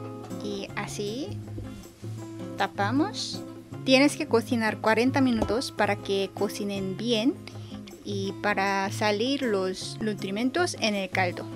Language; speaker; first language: Spanish; non-native, fluent; Korean